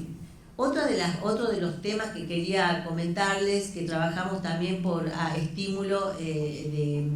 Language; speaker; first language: Spanish; native; Spanish